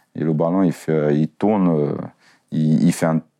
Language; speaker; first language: French; non-native, fluent; Portuguese